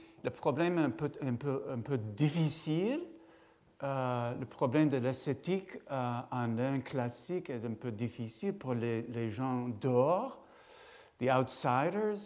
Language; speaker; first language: French; non-native, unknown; English